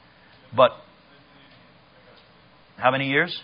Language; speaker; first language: English; native; English